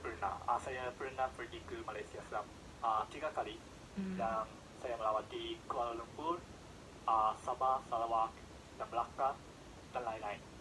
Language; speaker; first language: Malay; non-native, fluent; Japanese